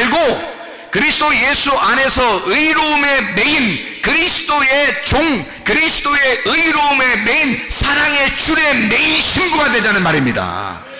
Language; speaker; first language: Korean; native; Korean